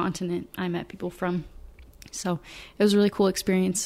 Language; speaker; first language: English; native; English